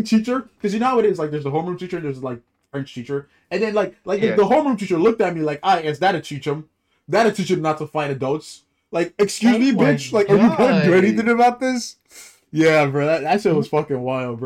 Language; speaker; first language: English; non-native, local second language; Yoruba